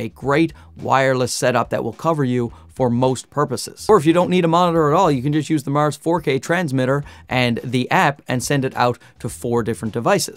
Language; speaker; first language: English; native; English